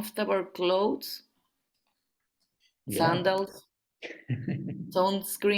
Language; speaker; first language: English; non-native, learner; Spanish